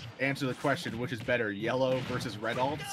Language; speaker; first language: English; native; English